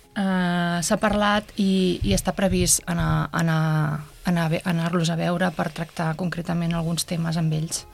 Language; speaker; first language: Catalan; native; Catalan